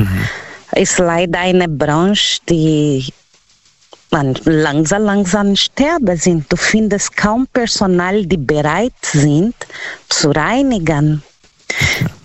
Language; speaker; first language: German; non-native, learner; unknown